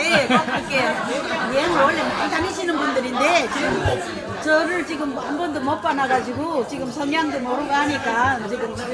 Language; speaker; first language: Korean; early bilingual, heritage; Korean